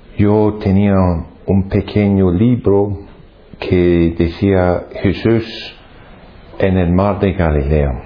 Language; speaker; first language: Spanish; non-native, fluent; English